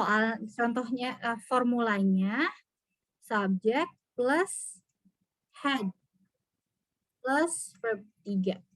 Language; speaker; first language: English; non-native, learner; Indonesian